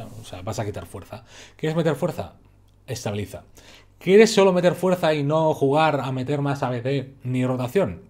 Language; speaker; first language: Spanish; native; Spanish